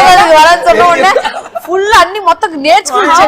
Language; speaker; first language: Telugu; non-native, local second language; Tamil